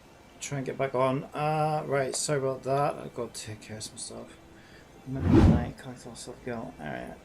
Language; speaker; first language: English; native; English